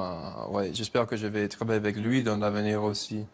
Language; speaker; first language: French; non-native, fluent; English